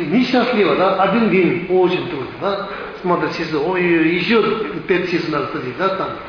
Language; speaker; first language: Russian; non-native, learner; Tibetan